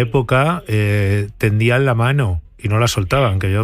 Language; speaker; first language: Spanish; native; Spanish